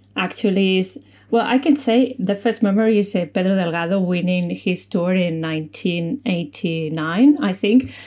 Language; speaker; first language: English; non-native, fluent; Spanish